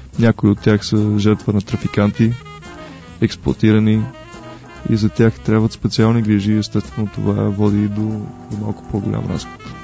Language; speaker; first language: Bulgarian; native; Bulgarian